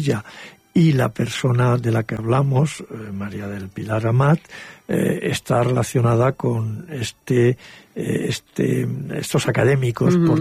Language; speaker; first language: Spanish; native; Spanish